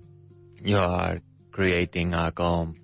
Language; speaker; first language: English; non-native, fluent; Spanish